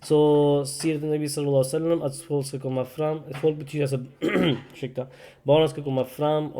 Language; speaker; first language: Swedish; non-native, learner; Urdu